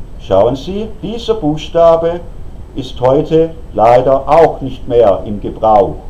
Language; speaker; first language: German; native; German